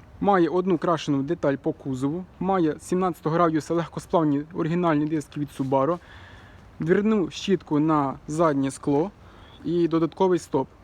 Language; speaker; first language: Ukrainian; native; Ukrainian